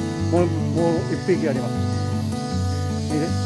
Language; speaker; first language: Japanese; non-native, learner; Spanish